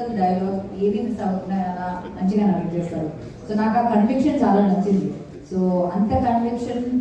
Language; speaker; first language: Telugu; non-native, fluent; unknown